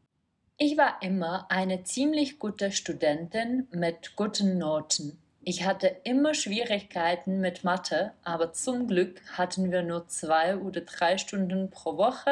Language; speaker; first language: German; non-native, fluent; Czech